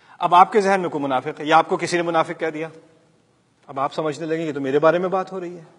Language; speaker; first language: Urdu; early bilingual, heritage; Urdu